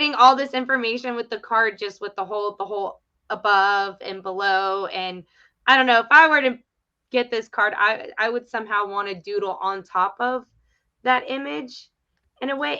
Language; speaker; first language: English; native; English